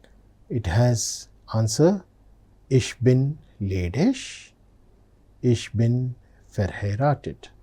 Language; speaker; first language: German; non-native, fluent; Telugu